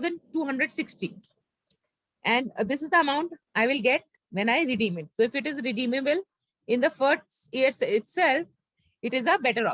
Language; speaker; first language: English; non-native, local second language; Hindi